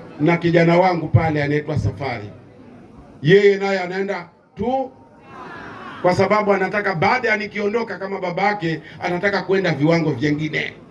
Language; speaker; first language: Swahili; native; Swahili